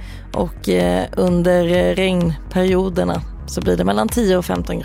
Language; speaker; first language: Swedish; native; Swedish